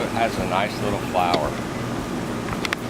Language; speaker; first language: English; native; English